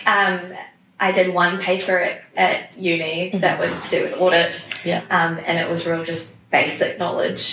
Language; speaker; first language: English; native; English